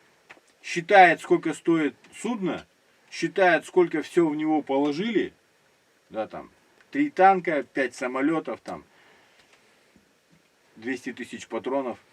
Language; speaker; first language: Russian; native; Russian